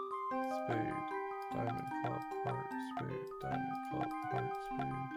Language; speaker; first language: English; native; English